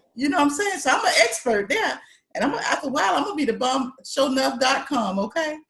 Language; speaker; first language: English; native; English